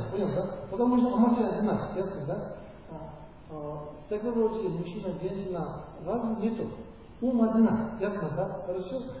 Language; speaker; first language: Russian; non-native, learner; Tibetan